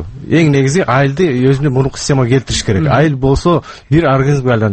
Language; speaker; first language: Kyrgyz; native; Kyrgyz